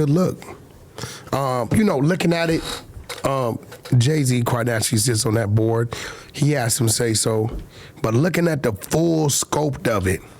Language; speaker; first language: English; native; English